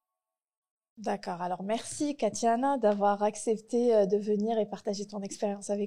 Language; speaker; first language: French; native; French